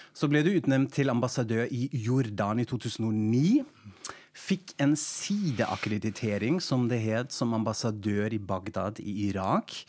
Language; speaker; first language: Norwegian; non-native, fluent; German